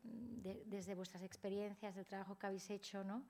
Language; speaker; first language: Spanish; native; Spanish